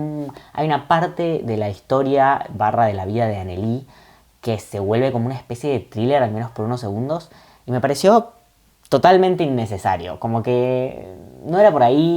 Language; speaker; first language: Spanish; native; Spanish